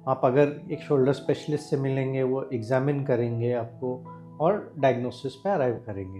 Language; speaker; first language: Hindi; native; Hindi